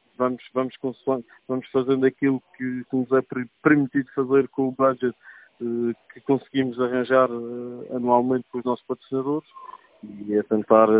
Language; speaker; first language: Portuguese; native; Portuguese